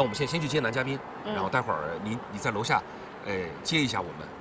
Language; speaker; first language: Chinese; native; Chinese